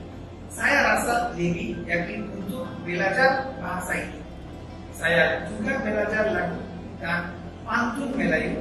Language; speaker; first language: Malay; non-native, learner; Bangla